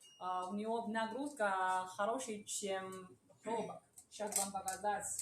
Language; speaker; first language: Russian; non-native, learner; Chinese